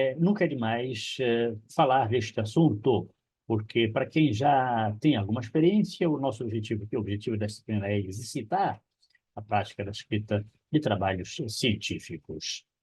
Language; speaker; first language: Portuguese; non-native, local second language; Kabuverdianu